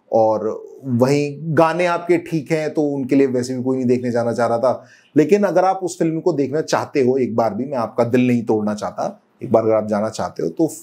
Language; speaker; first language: Hindi; native; Hindi